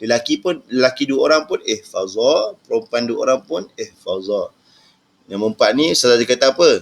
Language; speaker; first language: Malay; native; Malay